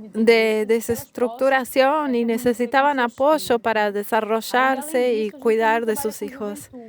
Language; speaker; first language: Spanish; non-native, fluent; Portuguese